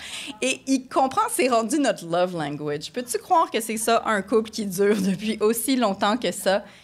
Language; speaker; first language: French; native; French